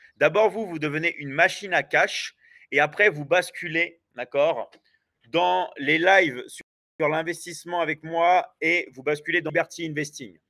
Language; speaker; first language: French; native; French